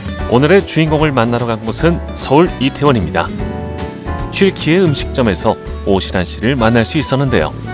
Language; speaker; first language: Korean; native; Korean